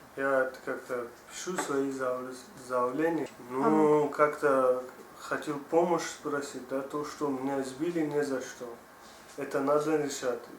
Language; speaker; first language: Russian; non-native, learner; Tajik